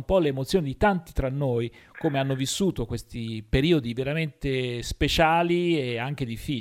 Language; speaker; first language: Italian; native; Italian